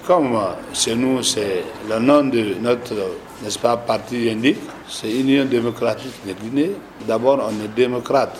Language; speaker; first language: French; non-native, local second language; Susu